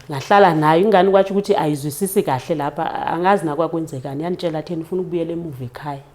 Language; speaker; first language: Zulu; non-native, local second language; Xhosa